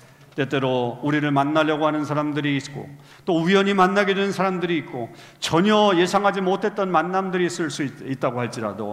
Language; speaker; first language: Korean; native; Korean